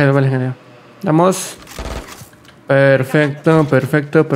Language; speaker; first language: Spanish; native; Spanish